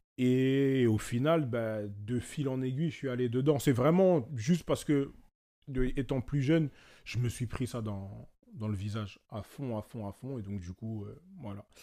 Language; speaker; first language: French; native; French